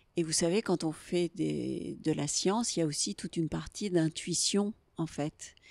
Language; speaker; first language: French; native; French